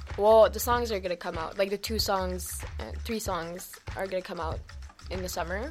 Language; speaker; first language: English; early bilingual, other home language; French